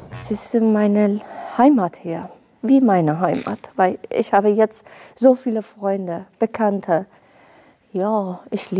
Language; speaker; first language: German; non-native, learner; Persian